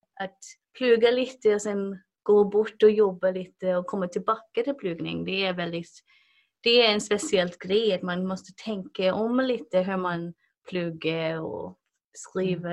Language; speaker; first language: Swedish; non-native, fluent; English